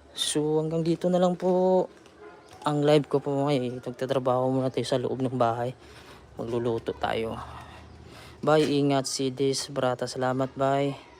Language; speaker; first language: Filipino; non-native, local second language; Cebuano